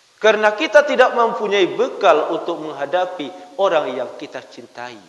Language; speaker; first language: Malay; non-native, local second language; Minangkabau